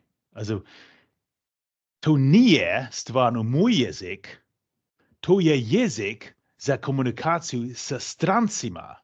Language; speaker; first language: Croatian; non-native, fluent; English